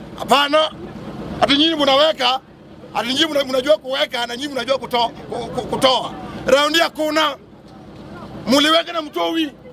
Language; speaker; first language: Swahili; non-native, local second language; Luo (Kenya and Tanzania)